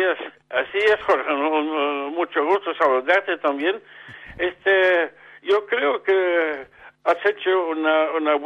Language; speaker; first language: Spanish; non-native, fluent; Dutch